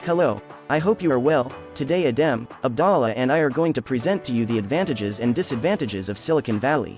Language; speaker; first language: English; non-native, learner; French